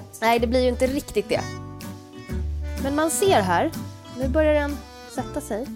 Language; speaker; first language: Swedish; native; Swedish